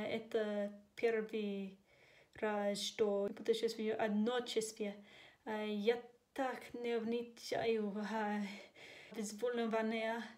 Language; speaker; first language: Russian; non-native, learner; English